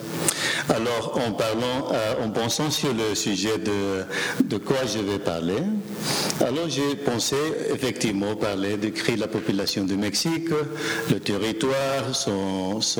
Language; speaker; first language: French; non-native, fluent; Spanish